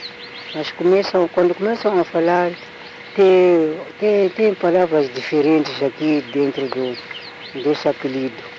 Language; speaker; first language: Portuguese; non-native, local second language; Tsonga